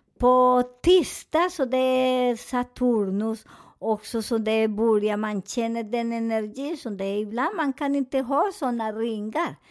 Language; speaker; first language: Swedish; non-native, fluent; Spanish